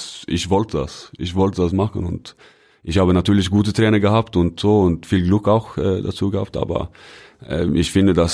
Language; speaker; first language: German; non-native, fluent; Norwegian